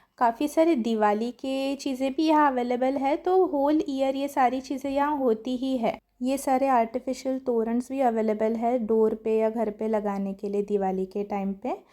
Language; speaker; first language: Hindi; non-native, local second language; Marathi